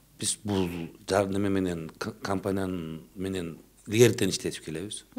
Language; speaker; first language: Kyrgyz; non-native, local second language; Uzbek